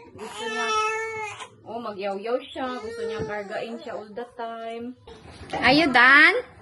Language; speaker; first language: Filipino; non-native, local second language; Cebuano